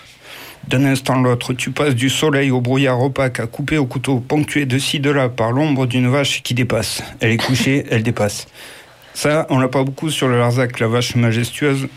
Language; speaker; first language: French; native; French